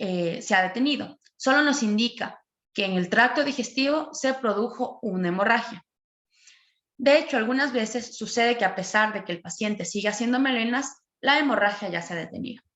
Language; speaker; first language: Spanish; native; Spanish